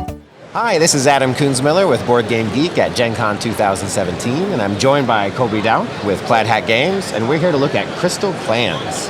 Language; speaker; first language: English; native; English